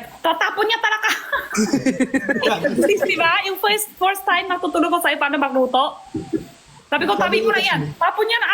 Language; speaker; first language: Filipino; non-native, learner; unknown